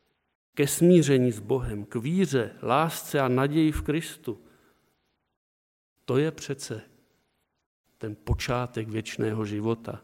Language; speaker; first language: Czech; native; Czech